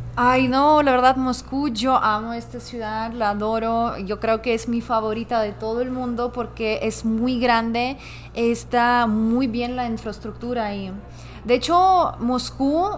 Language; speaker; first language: Spanish; non-native, fluent; Russian